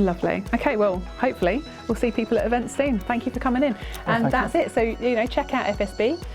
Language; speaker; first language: English; native; English